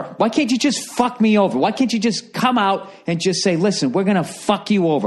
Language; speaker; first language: English; native; English